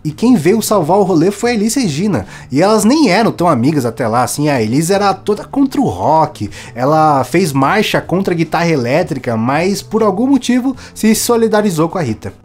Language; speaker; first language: Portuguese; native; Portuguese